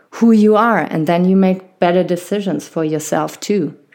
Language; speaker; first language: English; non-native, fluent; German